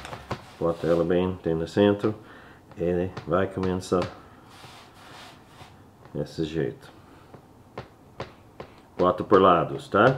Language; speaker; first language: Portuguese; non-native, learner; English